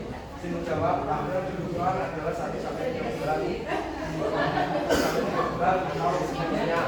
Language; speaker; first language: Indonesian; native; Indonesian